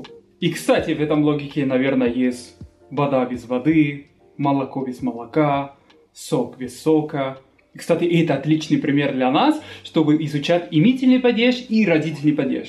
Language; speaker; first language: Russian; non-native, fluent; Spanish